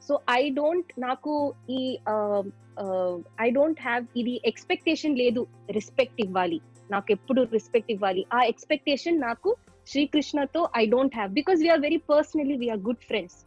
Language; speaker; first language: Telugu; non-native, local second language; Tamil